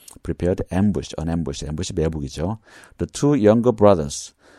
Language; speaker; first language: English; non-native, fluent; Korean